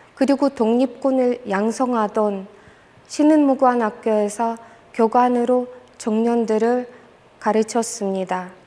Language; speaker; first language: Korean; non-native, fluent; Russian